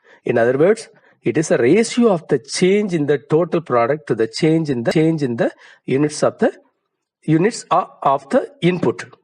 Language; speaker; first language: English; non-native, local second language; Tamil